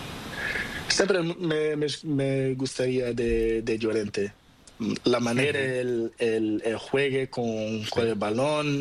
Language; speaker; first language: Spanish; non-native, learner; Portuguese